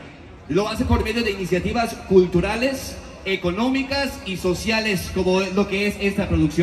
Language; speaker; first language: Spanish; early bilingual, heritage; Spanish